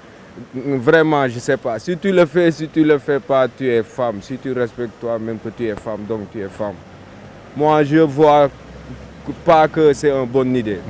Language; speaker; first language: French; non-native, local second language; Wolof